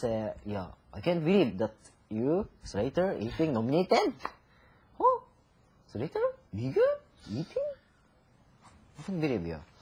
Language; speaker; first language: English; non-native, learner; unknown